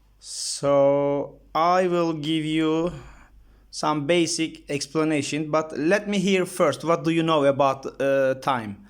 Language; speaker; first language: English; non-native, learner; Turkish